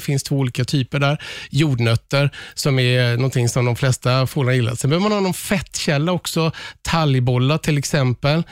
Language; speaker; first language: Swedish; native; Swedish